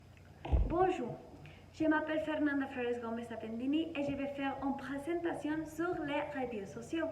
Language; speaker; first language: French; non-native, learner; Spanish